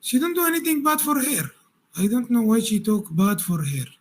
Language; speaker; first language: English; non-native, learner; Arabic